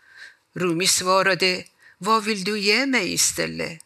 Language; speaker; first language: Swedish; non-native, fluent; Persian